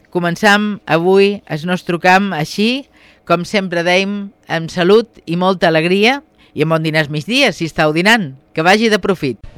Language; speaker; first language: Catalan; native; Catalan